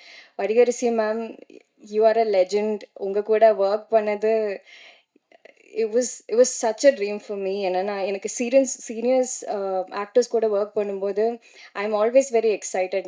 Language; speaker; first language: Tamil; non-native, learner; Malayalam